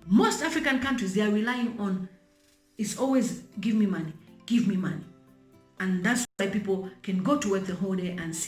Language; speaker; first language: English; non-native, local second language; Bemba